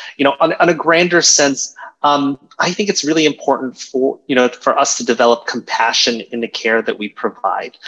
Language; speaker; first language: English; native; English